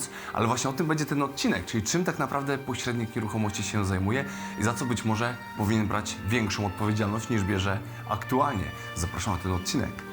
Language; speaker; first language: Polish; native; Polish